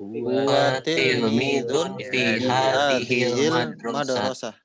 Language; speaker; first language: Arabic; non-native, learner; Indonesian